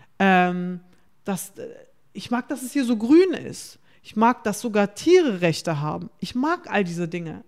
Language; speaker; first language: German; early bilingual, other home language; Turkish